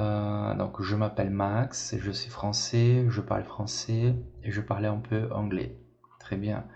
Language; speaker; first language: French; non-native, fluent; Portuguese